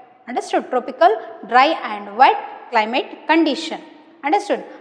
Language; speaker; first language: English; non-native, local second language; Kannada